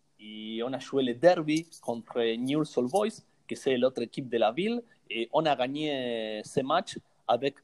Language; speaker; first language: French; non-native, learner; Spanish